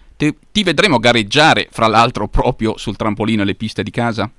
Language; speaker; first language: Italian; native; Italian